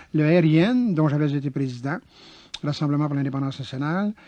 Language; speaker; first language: French; native; French